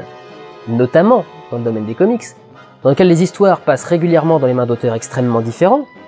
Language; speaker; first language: French; native; French